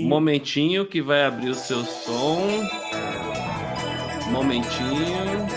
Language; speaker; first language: Portuguese; native; Portuguese